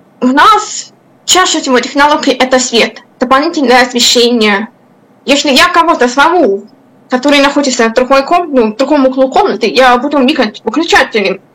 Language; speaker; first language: Russian; non-native, local second language; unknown